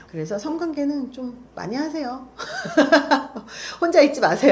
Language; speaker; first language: Korean; native; Korean